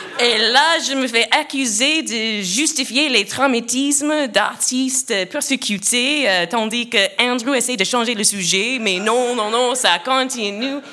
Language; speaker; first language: French; non-native, local second language; English